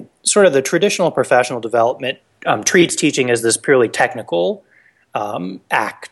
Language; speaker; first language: English; native; English